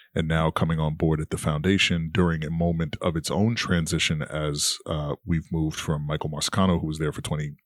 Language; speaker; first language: English; native; English